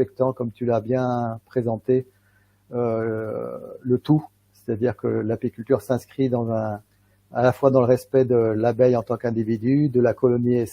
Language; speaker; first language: French; native; French